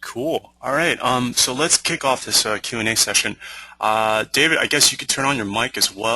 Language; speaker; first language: English; native; English